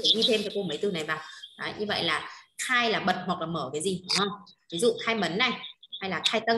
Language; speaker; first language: Vietnamese; native; Vietnamese